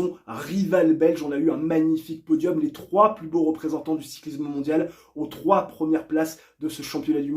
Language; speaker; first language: French; native; French